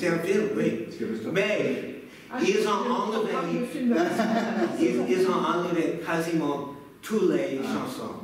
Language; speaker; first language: French; non-native, fluent; English